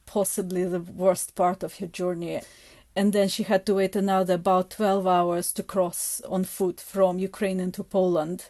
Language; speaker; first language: English; non-native, fluent; Ukrainian